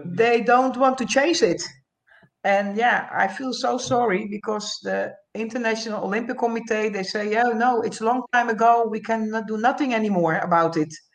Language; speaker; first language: English; non-native, learner; Dutch